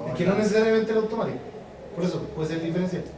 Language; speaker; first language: Spanish; native; Spanish